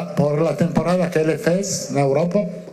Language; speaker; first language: Portuguese; non-native, learner; Italian